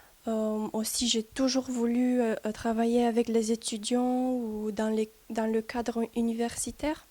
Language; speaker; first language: French; non-native, fluent; Romanian